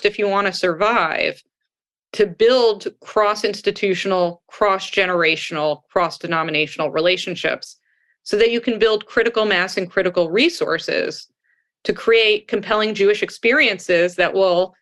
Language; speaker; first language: English; native; English